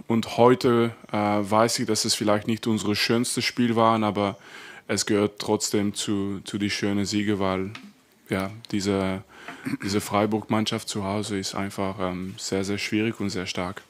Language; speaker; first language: German; non-native, fluent; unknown